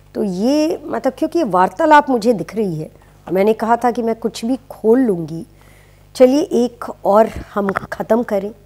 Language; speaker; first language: Hindi; native; Hindi